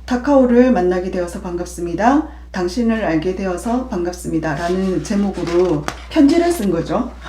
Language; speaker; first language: Korean; native; Korean